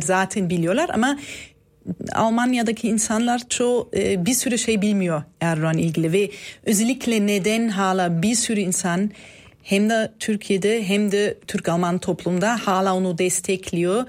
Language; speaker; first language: Turkish; non-native, fluent; German